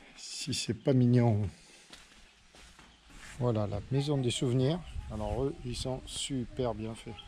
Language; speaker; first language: French; native; French